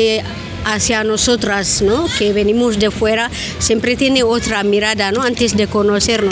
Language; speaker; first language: Spanish; non-native, learner; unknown